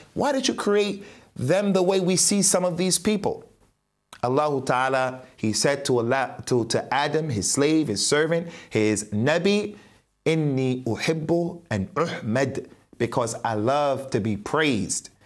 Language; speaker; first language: English; native; English